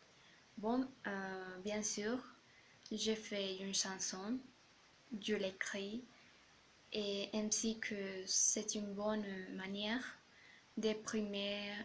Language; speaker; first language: French; non-native, learner; Spanish